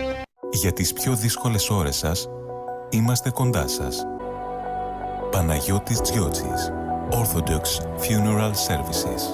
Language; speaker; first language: Greek; native; Greek